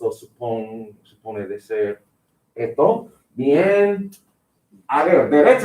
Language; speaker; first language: Spanish; non-native, fluent; English